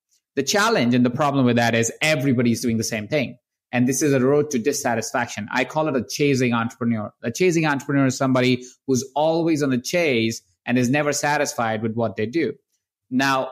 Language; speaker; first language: English; non-native, local second language; Hindi